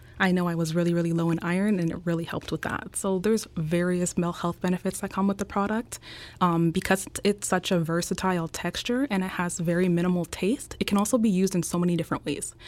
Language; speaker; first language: English; native; English